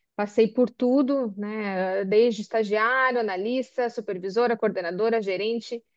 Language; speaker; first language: Portuguese; native; Portuguese